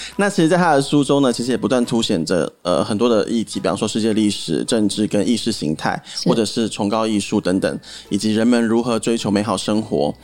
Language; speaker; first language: Chinese; native; Chinese